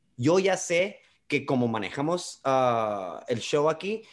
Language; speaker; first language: Spanish; early bilingual, heritage; Spanish